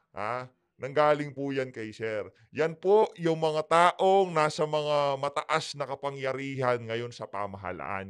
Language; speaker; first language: Filipino; native; Filipino